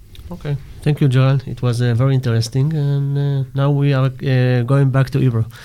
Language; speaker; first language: English; non-native, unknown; Hebrew